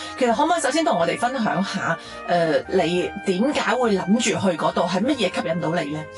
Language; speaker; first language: Chinese; non-native, local second language; Cantonese